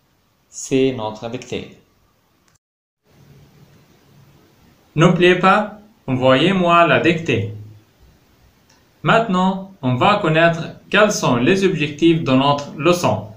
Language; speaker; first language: French; non-native, fluent; Arabic